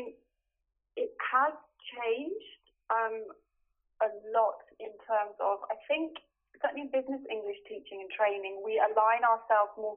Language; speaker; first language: English; native; English